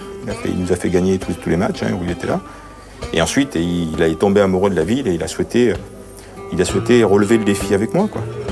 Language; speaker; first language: French; native; French